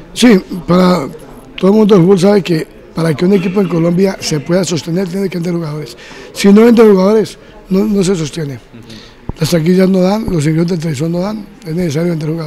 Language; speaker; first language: Spanish; native; Spanish